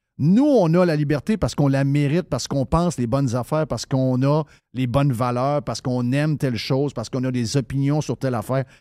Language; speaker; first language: French; native; French